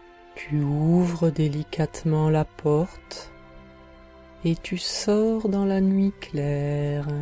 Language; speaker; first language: French; native; French